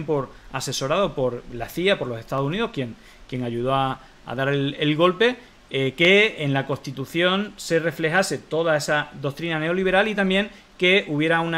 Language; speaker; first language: Spanish; native; Spanish